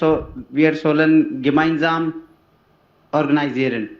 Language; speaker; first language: German; non-native, learner; Hindi